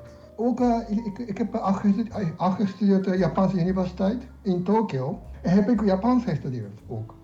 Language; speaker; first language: Dutch; non-native, learner; Japanese